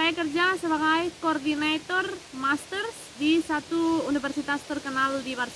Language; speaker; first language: Indonesian; non-native, fluent; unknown